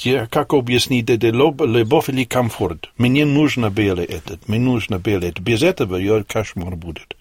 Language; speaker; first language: Russian; non-native, learner; English